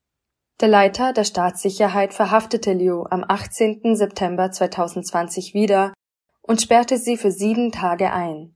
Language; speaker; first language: German; native; German